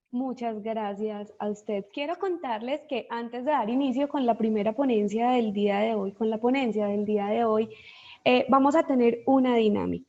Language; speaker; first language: Spanish; native; Spanish